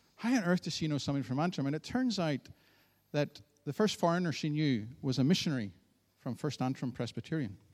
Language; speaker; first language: English; native; English